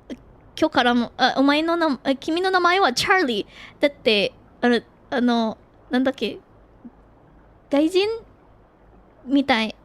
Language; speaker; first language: Japanese; non-native, learner; Filipino